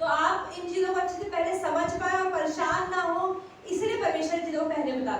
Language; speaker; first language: Hindi; native; Hindi